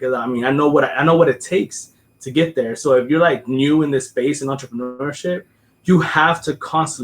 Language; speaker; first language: English; native; English